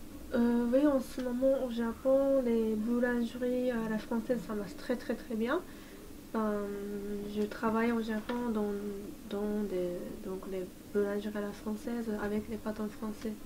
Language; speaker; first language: French; non-native, fluent; Japanese